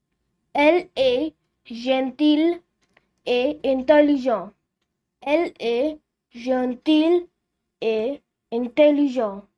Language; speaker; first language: French; non-native, learner; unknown